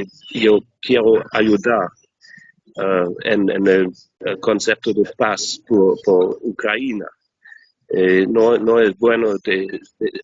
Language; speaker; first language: Spanish; non-native, learner; German